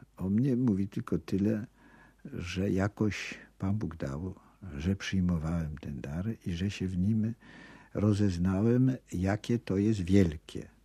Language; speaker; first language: Polish; native; Polish